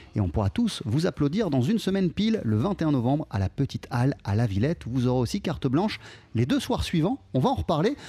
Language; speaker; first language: French; native; French